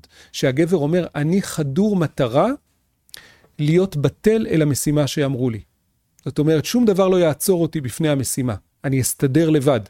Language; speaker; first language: Hebrew; native; Hebrew